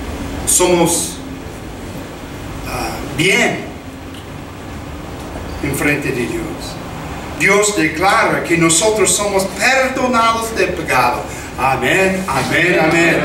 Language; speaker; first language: Spanish; non-native, fluent; English